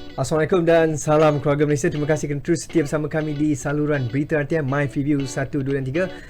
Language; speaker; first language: Malay; native; Malay